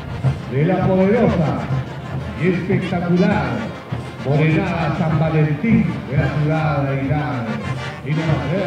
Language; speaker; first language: Spanish; native; Spanish